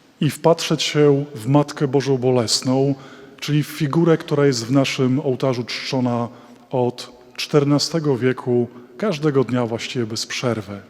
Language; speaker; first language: Polish; native; Polish